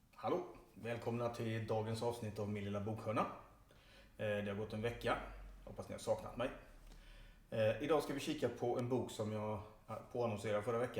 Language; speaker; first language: Swedish; native; Swedish